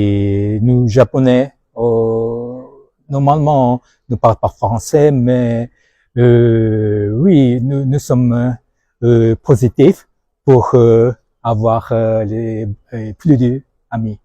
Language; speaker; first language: French; non-native, learner; Japanese